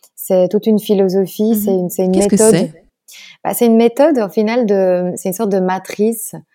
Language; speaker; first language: French; non-native, fluent; Polish